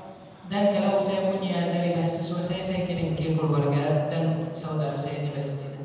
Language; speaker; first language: Indonesian; non-native, learner; Arabic